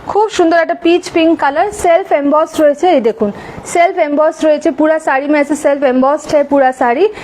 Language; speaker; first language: Hindi; non-native, local second language; Bangla